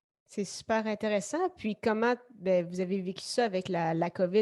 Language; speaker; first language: French; native; French